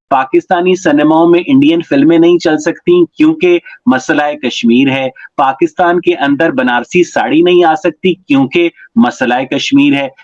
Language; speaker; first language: Urdu; native; Urdu